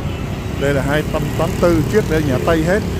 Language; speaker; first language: Vietnamese; native; Vietnamese